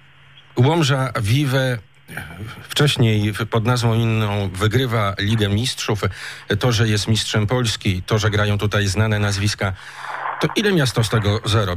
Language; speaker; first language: Polish; native; Polish